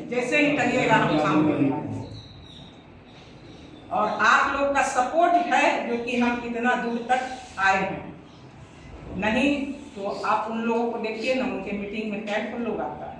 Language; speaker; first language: Hindi; native; Hindi